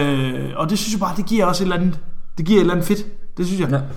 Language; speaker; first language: Danish; native; Danish